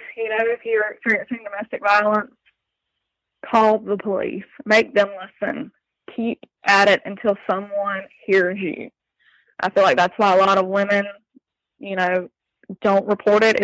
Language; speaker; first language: English; native; English